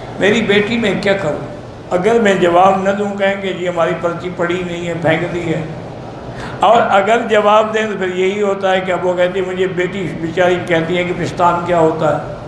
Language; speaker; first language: Urdu; early bilingual, heritage; Urdu